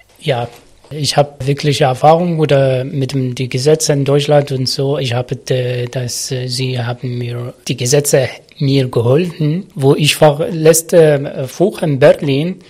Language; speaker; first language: German; non-native, learner; Arabic